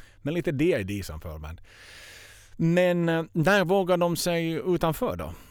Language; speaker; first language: Swedish; native; Swedish